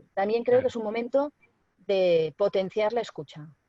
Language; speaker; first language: Spanish; native; Spanish